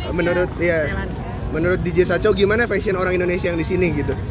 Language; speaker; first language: Indonesian; native; Indonesian